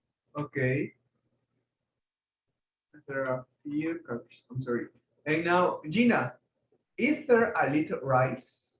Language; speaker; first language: English; non-native, fluent; Spanish